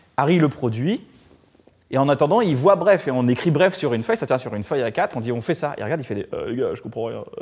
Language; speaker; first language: French; native; French